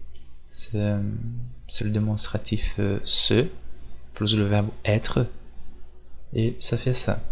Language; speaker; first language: French; non-native, fluent; Portuguese